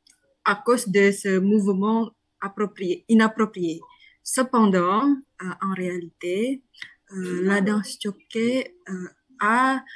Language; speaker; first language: French; non-native, learner; Indonesian